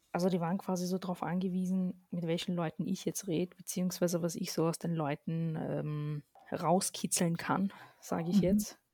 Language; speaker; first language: German; early bilingual, other home language; Arabic